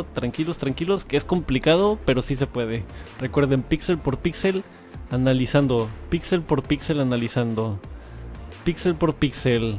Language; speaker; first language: Spanish; native; Spanish